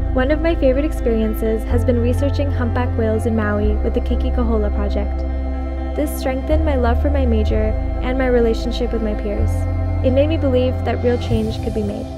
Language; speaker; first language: English; native; English